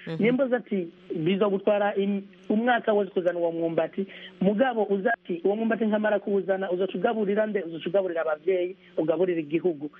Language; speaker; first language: Rundi; early bilingual, heritage; Rundi